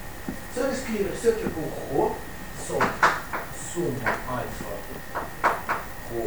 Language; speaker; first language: Swedish; non-native, fluent; Russian